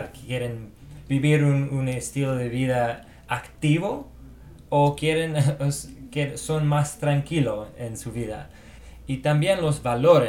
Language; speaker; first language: Spanish; non-native, fluent; English